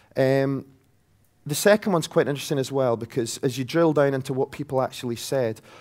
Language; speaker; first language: English; native; English